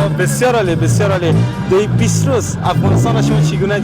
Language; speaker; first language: Persian; native; Persian